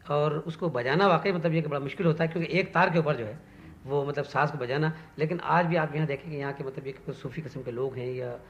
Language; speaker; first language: Urdu; non-native, local second language; Sindhi